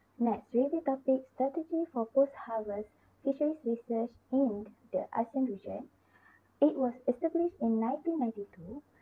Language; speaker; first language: English; non-native, local second language; Malay